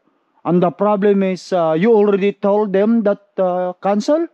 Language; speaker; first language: English; non-native, local second language; Filipino